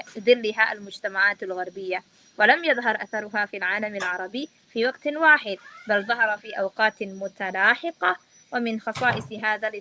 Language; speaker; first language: Arabic; non-native, fluent; Indonesian